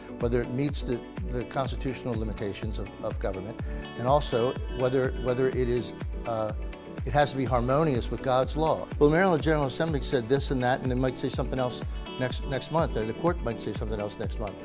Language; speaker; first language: English; native; English